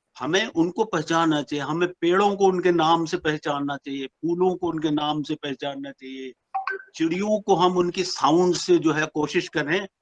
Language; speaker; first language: Hindi; non-native, local second language; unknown